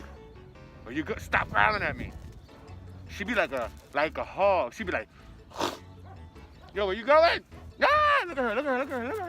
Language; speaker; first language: English; native; English